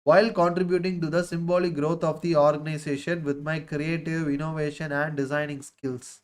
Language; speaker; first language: English; non-native, local second language; Tamil